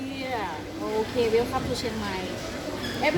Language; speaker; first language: English; non-native, learner; Thai